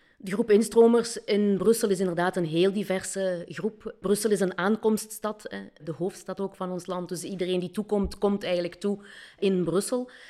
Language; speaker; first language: Dutch; native; Dutch